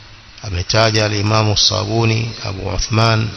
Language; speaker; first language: Arabic; non-native, fluent; Swahili